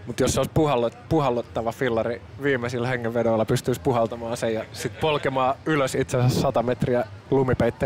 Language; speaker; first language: Finnish; native; Finnish